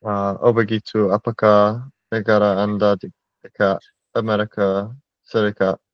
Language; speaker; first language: Indonesian; non-native, learner; English